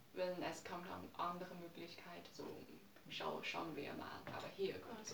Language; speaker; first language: German; non-native, learner; Chinese